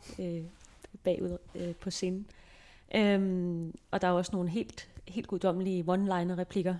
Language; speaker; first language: Danish; native; Danish